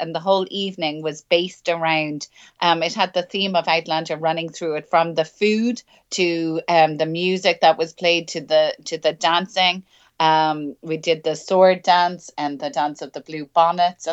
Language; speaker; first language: English; native; English